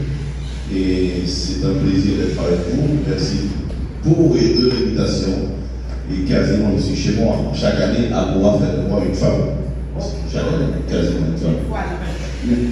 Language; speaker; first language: French; non-native, local second language; Haitian Creole